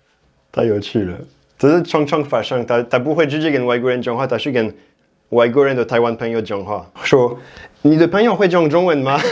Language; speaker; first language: Chinese; non-native, fluent; French